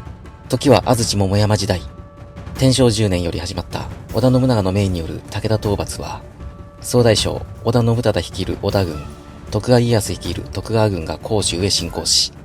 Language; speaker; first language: Japanese; native; Japanese